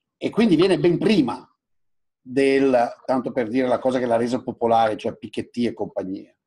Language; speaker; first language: Italian; native; Italian